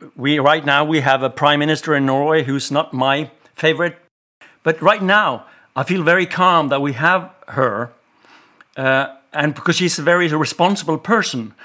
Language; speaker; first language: English; non-native, fluent; Norwegian